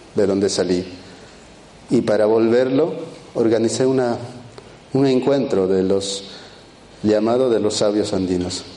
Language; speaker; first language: Spanish; early bilingual, other home language; Quechua